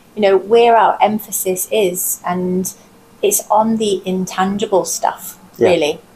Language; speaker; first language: English; native; English